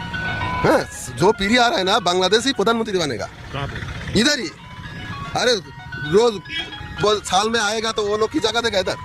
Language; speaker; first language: Hindi; non-native, local second language; Bangla